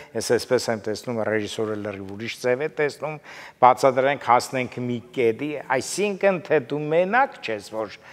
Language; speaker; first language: Armenian; native; Armenian